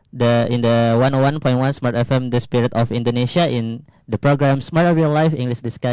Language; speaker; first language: English; non-native, learner; Indonesian